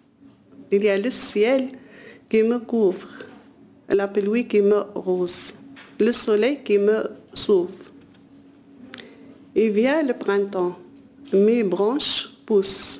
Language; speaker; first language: French; non-native, learner; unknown